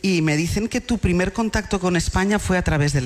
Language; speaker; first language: Spanish; native; Spanish